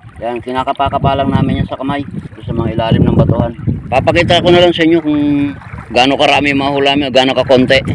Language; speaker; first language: Filipino; non-native, local second language; Iloko